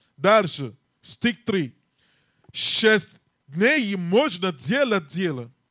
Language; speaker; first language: Russian; non-native, learner; English